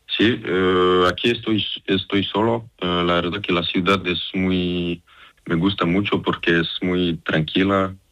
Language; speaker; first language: Spanish; non-native, fluent; Serbian